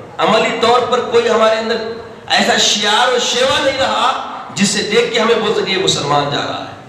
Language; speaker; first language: Urdu; native; Urdu